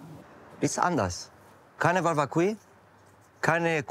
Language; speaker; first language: German; non-native, learner; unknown